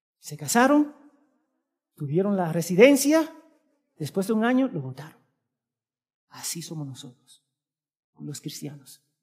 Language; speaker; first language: Spanish; early bilingual, heritage; Spanish